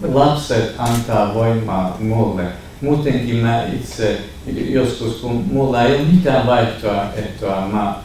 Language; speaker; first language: Finnish; non-native, fluent; Kurdish